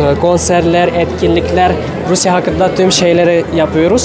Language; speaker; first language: Turkish; non-native, learner; Russian